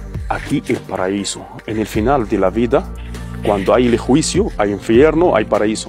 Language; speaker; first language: Spanish; non-native, fluent; Arabic